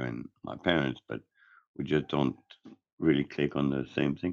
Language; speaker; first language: English; non-native, fluent; French